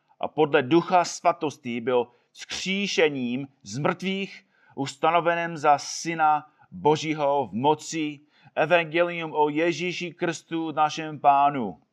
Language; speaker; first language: Czech; non-native, fluent; English